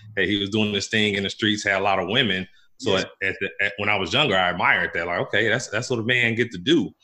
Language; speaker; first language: English; native; English